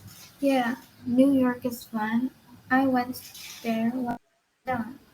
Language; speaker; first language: English; non-native, learner; Vietnamese